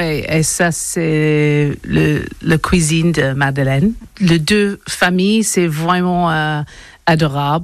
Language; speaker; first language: French; non-native, learner; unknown